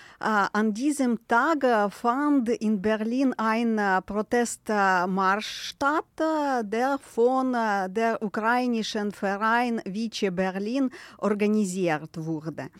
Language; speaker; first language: German; non-native, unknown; Ukrainian